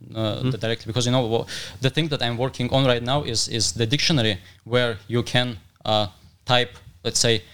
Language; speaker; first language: English; non-native, fluent; Russian